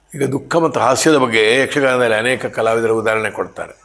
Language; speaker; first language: Kannada; non-native, local second language; Marathi